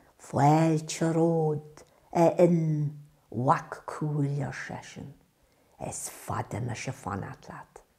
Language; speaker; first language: Irish; native; Irish